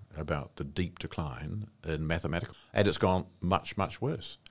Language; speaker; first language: English; native; English